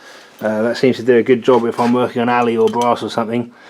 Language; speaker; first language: English; native; English